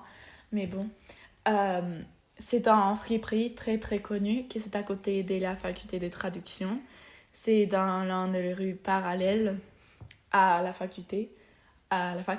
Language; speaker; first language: French; non-native, learner; Spanish